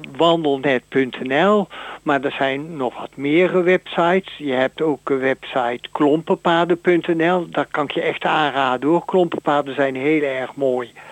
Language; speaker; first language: Dutch; native; Dutch